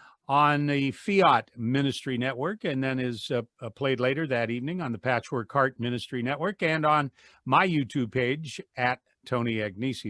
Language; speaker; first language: English; native; English